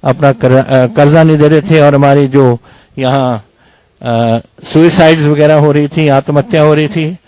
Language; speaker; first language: Hindi; non-native, local second language; Punjabi